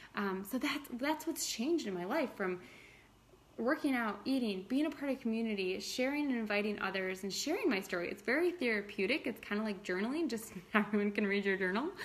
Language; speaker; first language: English; native; English